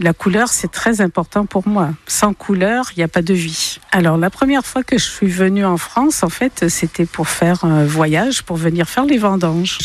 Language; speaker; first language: French; native; French